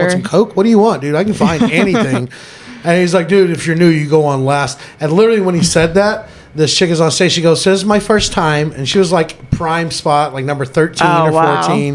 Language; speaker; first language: English; native; English